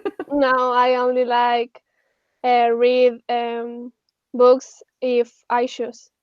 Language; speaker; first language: English; non-native, learner; Spanish